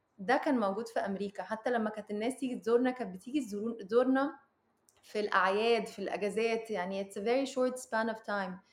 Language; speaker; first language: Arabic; early bilingual, heritage; Arabic